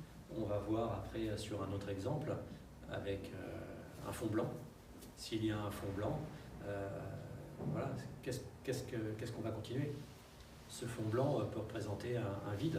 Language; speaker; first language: French; native; French